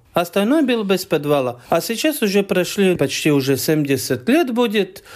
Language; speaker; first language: Russian; non-native, fluent; Latvian